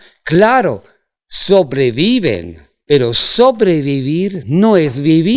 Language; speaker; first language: Spanish; non-native, fluent; German